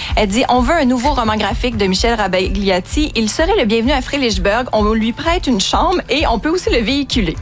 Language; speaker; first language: French; native; French